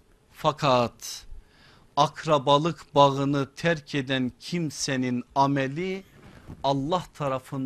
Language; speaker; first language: Turkish; native; Turkish